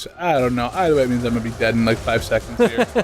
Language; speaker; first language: English; native; English